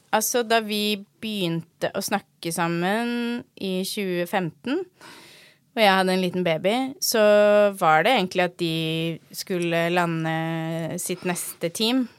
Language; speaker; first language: Norwegian; native; Norwegian